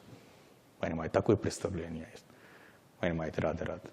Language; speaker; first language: Russian; non-native, learner; Hindi